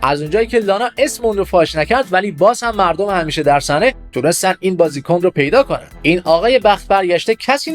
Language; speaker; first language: Persian; native; Persian